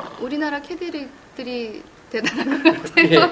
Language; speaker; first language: Korean; native; Korean